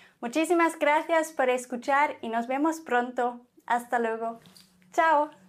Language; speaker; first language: Spanish; non-native, fluent; German